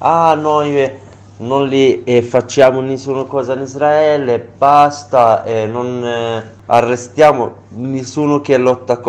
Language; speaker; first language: Italian; non-native, learner; Arabic